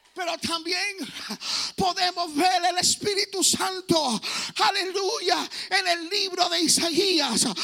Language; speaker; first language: Spanish; early bilingual, heritage; Spanish